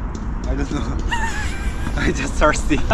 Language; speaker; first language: English; non-native, learner; Japanese